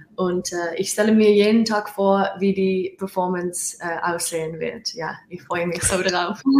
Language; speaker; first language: German; non-native, learner; Dutch